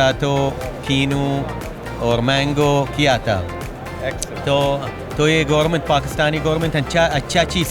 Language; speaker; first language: Hindi; non-native, learner; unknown